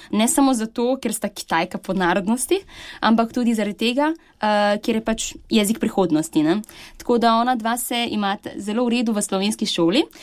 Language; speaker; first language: Slovenian; early bilingual, other home language; Chinese